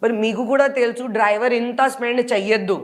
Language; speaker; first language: Telugu; non-native, learner; Hindi